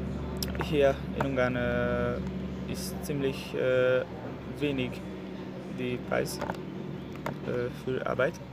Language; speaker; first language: German; non-native, learner; Hungarian